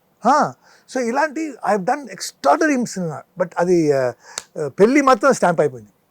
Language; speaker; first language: Telugu; non-native, local second language; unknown